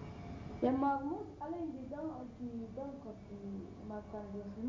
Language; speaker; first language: Dutch; non-native, learner; Arabic